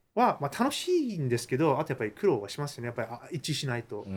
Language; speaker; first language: Japanese; early bilingual, heritage; Japanese